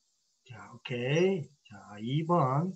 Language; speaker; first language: Korean; non-native, fluent; Spanish